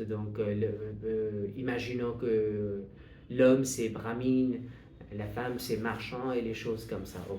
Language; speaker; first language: French; non-native, fluent; Hindi